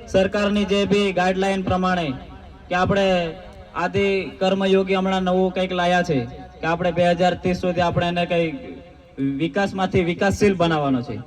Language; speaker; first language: Gujarati; non-native, local second language; Rathawi